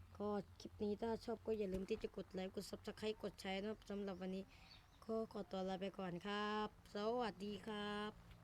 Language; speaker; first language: Thai; native; Thai